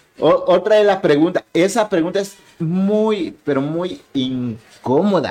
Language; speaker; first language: Spanish; native; Spanish